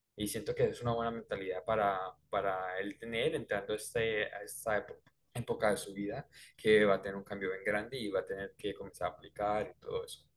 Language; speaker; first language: Spanish; early bilingual, heritage; Spanish